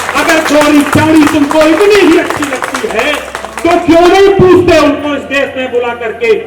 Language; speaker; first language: Hindi; native; Hindi